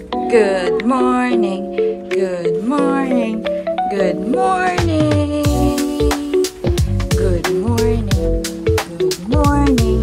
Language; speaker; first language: English; non-native, local second language; Filipino